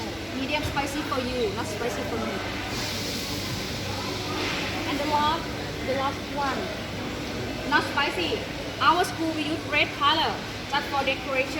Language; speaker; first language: English; non-native, learner; Thai